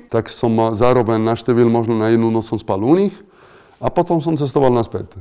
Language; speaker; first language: Slovak; non-native, fluent; Italian